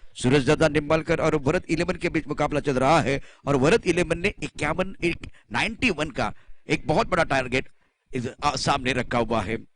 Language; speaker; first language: Hindi; non-native, local second language; Marathi